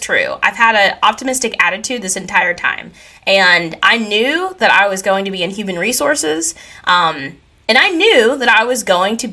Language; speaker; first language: English; native; English